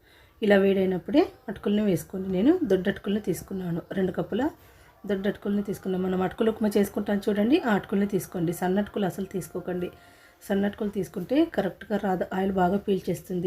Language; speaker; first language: Telugu; native; Telugu